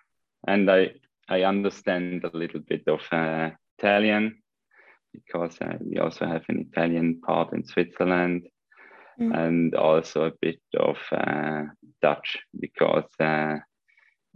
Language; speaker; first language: English; non-native, fluent; Swiss German